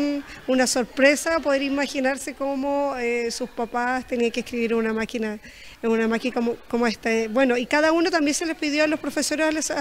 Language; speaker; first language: Spanish; native; Spanish